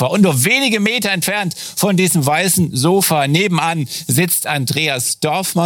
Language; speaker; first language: German; native; German